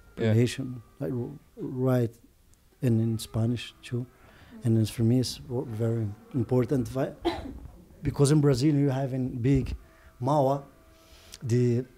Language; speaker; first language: English; non-native, learner; Portuguese